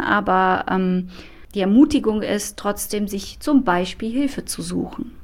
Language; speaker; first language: German; non-native, fluent; Romanian